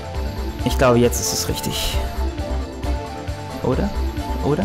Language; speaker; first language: German; native; German